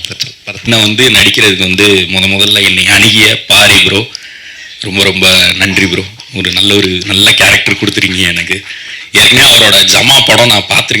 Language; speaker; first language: Tamil; native; Tamil